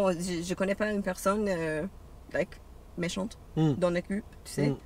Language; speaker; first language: French; non-native, learner; English